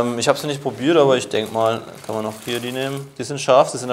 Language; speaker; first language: German; native; German